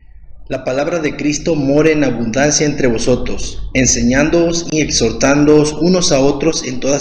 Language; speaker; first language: Spanish; native; Spanish